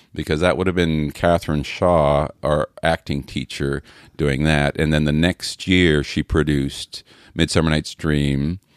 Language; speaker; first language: English; native; English